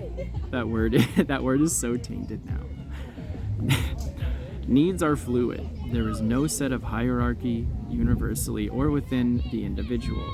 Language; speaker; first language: English; native; English